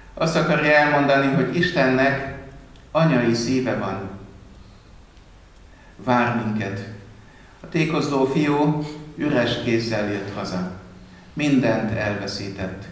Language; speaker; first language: Hungarian; native; Hungarian